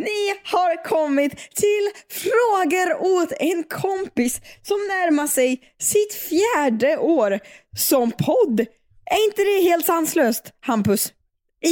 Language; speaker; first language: Swedish; native; Swedish